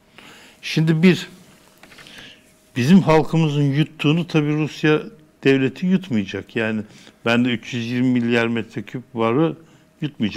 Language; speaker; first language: Turkish; native; Turkish